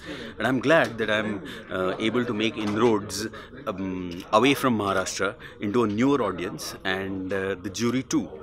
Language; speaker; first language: English; non-native, local second language; Marathi